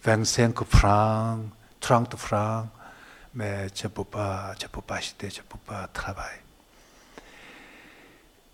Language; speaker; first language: French; non-native, learner; Korean